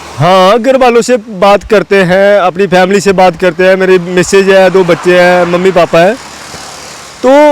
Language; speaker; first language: Hindi; non-native, local second language; Dogri